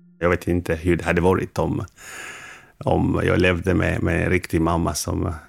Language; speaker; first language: Swedish; non-native, fluent; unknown